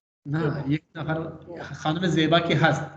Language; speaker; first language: Persian; non-native, fluent; Urdu